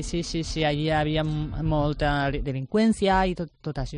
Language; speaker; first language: Catalan; non-native, learner; Japanese